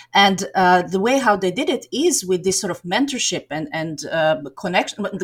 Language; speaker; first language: English; non-native, fluent; Serbian